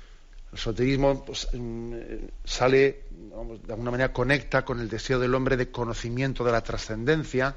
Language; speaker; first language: Spanish; native; Spanish